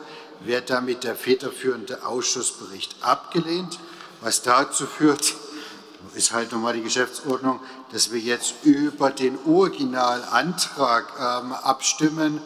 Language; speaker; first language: German; native; German